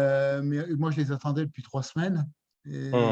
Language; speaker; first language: French; native; French